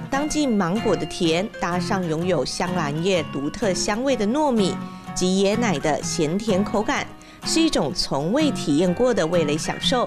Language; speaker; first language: Chinese; native; Chinese